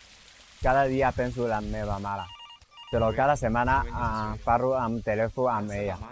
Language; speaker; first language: Catalan; non-native, learner; Chinese